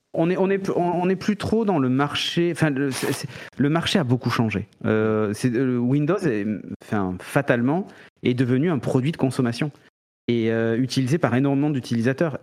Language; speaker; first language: French; native; French